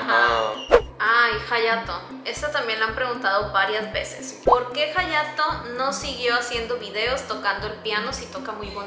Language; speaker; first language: Spanish; native; Spanish